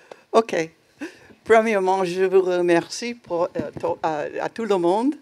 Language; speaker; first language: French; non-native, learner; English